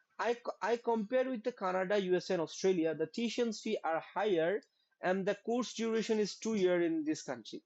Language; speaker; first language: English; non-native, local second language; Bangla